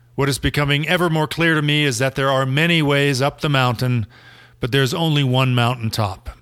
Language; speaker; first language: English; non-native, fluent; German